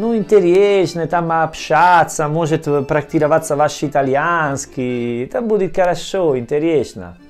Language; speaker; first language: Russian; non-native, learner; Italian